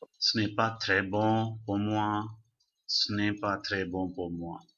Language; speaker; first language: French; non-native, fluent; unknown